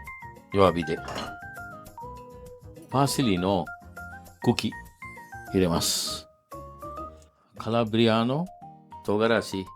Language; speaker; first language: Japanese; non-native, fluent; Italian